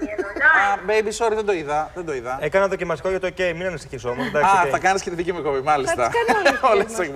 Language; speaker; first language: Greek; native; Greek